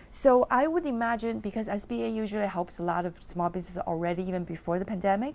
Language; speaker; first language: English; non-native, fluent; Chinese